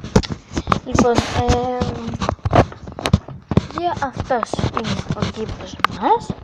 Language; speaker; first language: Greek; early bilingual, other home language; Bulgarian